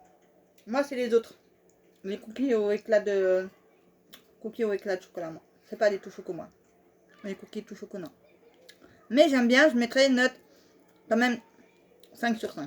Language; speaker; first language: French; native; French